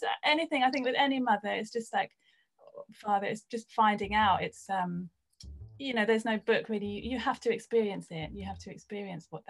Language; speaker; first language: English; native; English